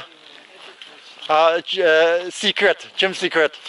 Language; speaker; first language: Russian; non-native, fluent; English